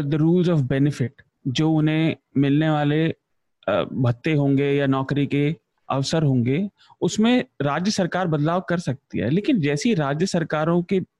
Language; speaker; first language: Hindi; native; Hindi